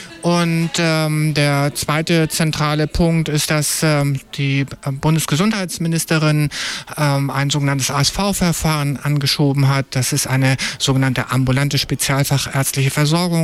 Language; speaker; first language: German; native; German